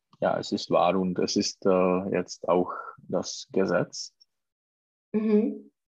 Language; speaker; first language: German; non-native, learner; Czech